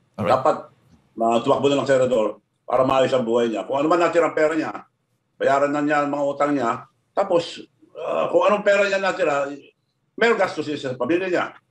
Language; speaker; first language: Filipino; non-native, local second language; Iloko